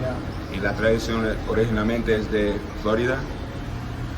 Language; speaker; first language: Spanish; non-native, learner; English